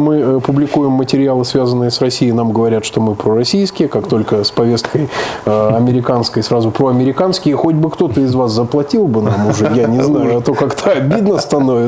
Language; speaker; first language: Russian; native; Russian